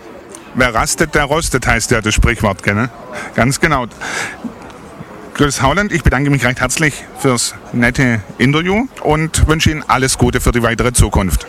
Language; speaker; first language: German; native; German